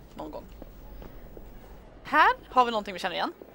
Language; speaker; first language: Swedish; native; Swedish